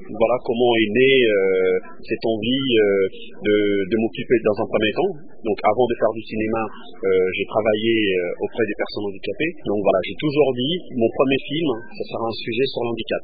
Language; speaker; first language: French; early bilingual, other home language; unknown